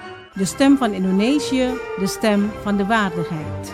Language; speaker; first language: Dutch; non-native, fluent; Indonesian